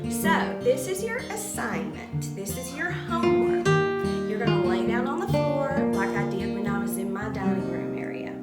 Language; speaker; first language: English; native; English